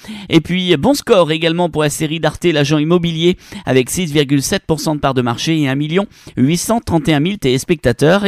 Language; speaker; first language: French; native; French